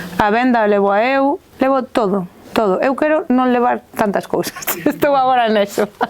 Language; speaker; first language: Galician; non-native, local second language; Spanish